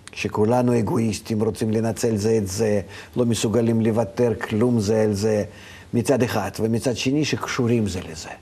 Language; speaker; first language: Hebrew; non-native, fluent; Russian